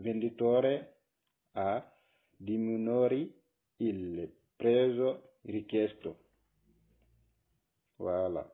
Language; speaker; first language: Italian; non-native, learner; Bambara